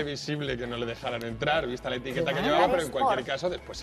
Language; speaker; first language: Spanish; native; Spanish